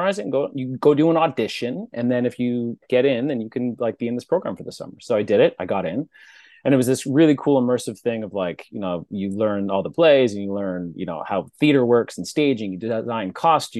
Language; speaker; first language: English; native; English